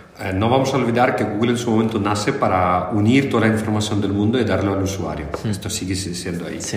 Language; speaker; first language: Spanish; non-native, fluent; Russian